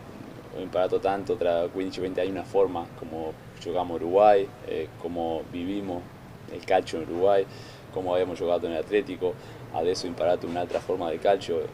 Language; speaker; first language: Italian; non-native, fluent; Spanish